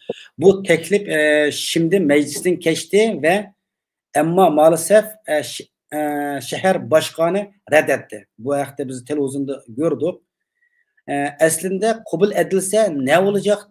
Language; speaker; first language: Turkish; non-native, learner; Uyghur